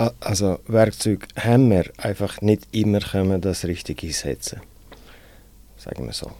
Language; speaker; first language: German; non-native, fluent; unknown